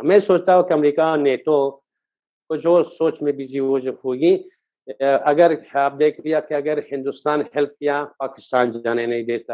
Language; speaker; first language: Hindi; non-native, learner; Persian